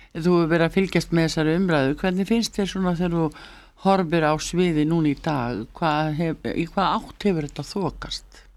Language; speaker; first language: Icelandic; native; Icelandic